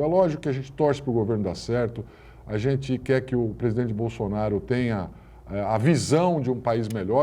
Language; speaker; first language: Portuguese; native; Portuguese